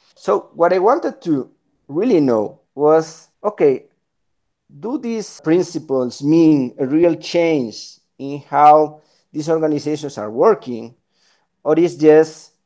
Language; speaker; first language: English; non-native, fluent; Spanish